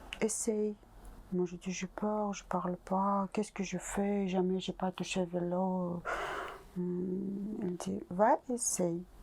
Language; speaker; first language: French; non-native, learner; Russian